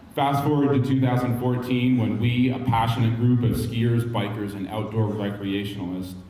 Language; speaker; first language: English; native; English